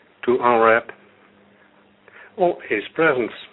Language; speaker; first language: English; non-native, fluent; Dutch